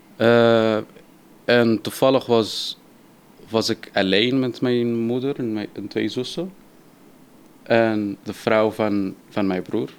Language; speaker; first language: Dutch; non-native, fluent; Arabic